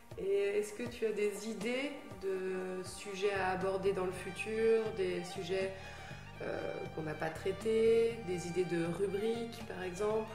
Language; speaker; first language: French; native; French